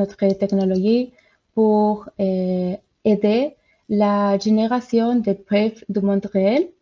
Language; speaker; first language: French; non-native, learner; Spanish